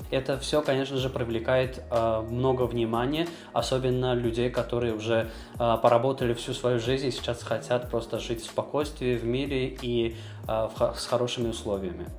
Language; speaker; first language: Russian; non-native, local second language; Azerbaijani